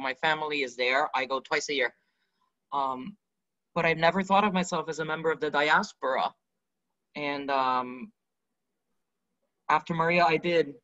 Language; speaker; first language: English; non-native, local second language; Spanish